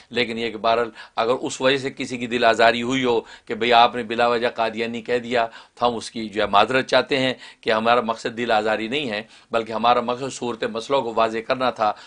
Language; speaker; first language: Urdu; native; Urdu